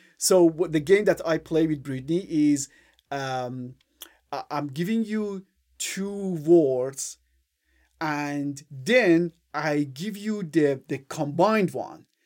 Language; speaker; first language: English; non-native, fluent; Persian